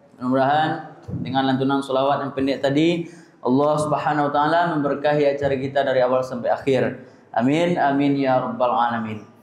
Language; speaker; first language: Malay; non-native, local second language; Minangkabau